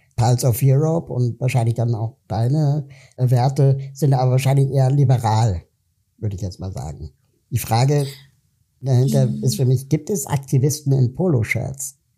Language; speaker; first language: German; native; German